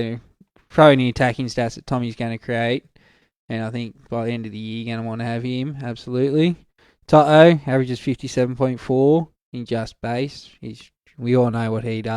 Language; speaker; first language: English; native; English